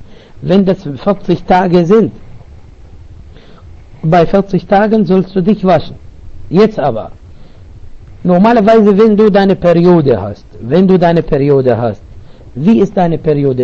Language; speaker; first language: German; non-native, fluent; Arabic